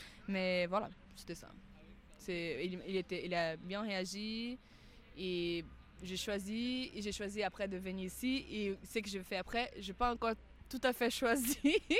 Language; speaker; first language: French; non-native, fluent; Portuguese